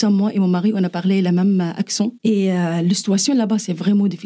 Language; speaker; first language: French; non-native, learner; Arabic